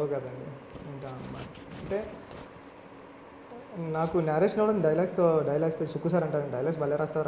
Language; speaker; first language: Telugu; native; Telugu